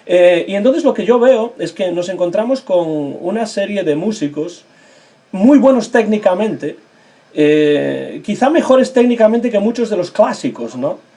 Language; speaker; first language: Spanish; native; Spanish